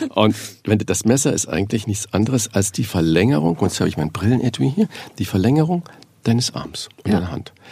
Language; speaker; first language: German; native; German